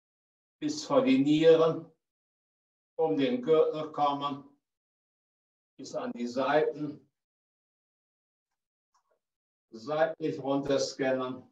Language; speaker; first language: German; native; German